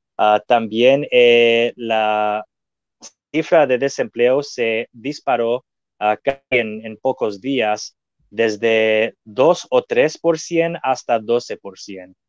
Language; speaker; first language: Spanish; non-native, fluent; English